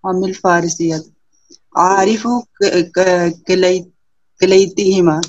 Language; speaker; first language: Arabic; non-native, learner; Urdu